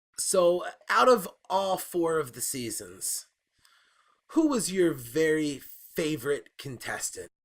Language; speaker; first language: English; native; English